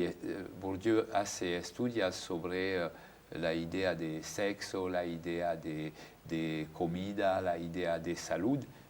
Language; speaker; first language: Spanish; non-native, fluent; French